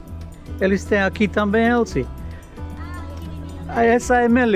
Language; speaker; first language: Portuguese; non-native, learner; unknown